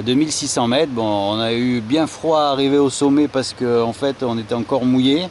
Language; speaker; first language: French; native; French